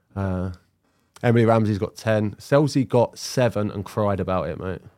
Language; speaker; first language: English; native; English